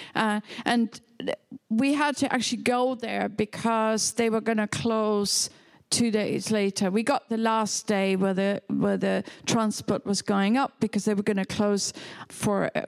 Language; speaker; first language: English; non-native, fluent; German